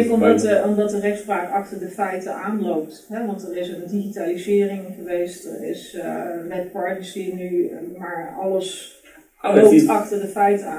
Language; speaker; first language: Dutch; native; Dutch